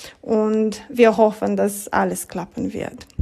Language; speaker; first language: German; non-native, learner; Romanian